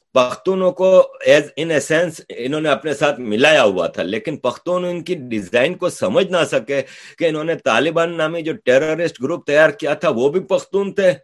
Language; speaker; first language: Urdu; native; Urdu